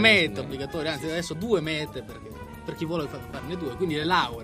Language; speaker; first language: Italian; native; Italian